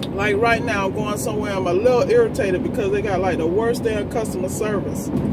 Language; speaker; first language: English; native; English